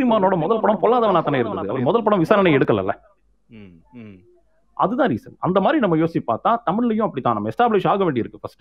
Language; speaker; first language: Tamil; native; Tamil